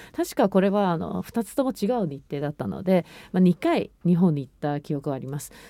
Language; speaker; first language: Japanese; non-native, fluent; Chinese